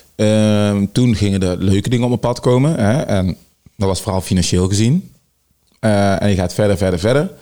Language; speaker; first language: Dutch; early bilingual, other home language; Sranan Tongo